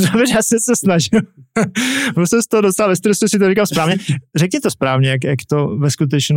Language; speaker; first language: Czech; native; Czech